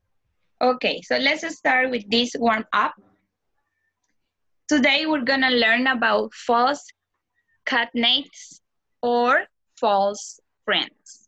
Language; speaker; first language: English; non-native, fluent; Spanish